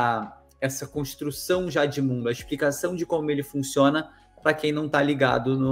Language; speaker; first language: Portuguese; native; Portuguese